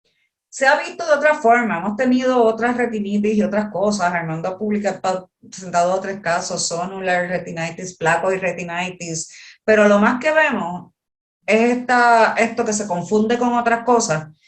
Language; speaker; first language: Spanish; native; Spanish